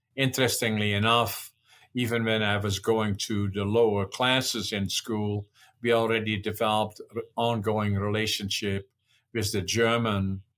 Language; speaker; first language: English; non-native, fluent; Dutch